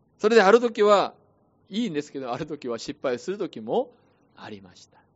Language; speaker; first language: Japanese; non-native, fluent; Korean